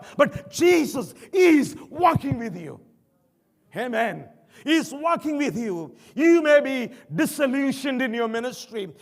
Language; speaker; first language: English; non-native, local second language; Malayalam